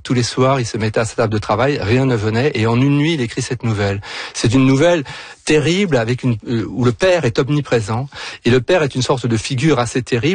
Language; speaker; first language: French; native; French